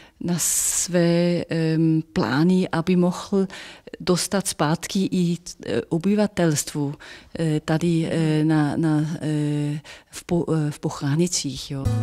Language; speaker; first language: Czech; non-native, fluent; German